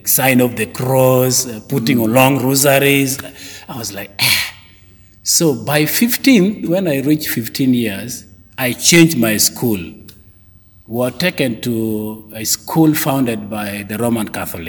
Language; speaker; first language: English; non-native, local second language; Acoli